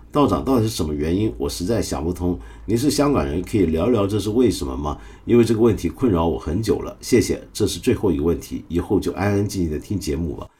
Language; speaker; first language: Chinese; non-native, local second language; Cantonese